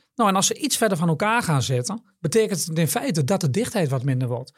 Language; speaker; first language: Dutch; native; Dutch